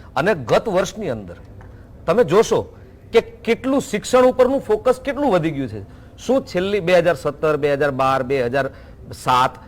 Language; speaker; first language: Gujarati; native; Gujarati